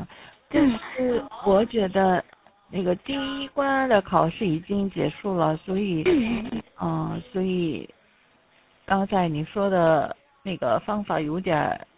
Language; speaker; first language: Chinese; non-native, fluent; Korean